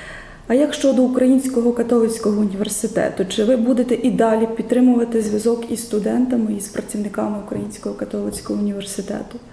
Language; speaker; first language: Ukrainian; native; Ukrainian